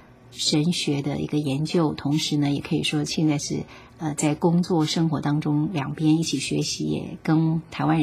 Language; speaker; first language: Chinese; native; Chinese